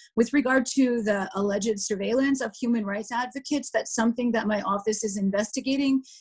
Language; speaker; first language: English; native; English